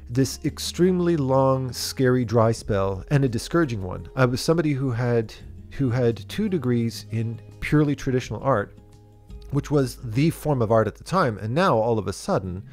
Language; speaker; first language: English; native; English